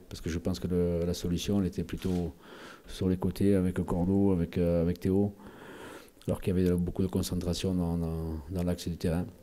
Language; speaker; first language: French; native; French